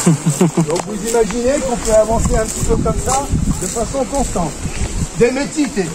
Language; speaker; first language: French; native; French